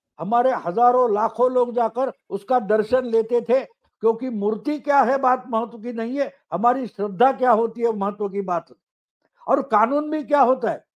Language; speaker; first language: Hindi; non-native, local second language; Marathi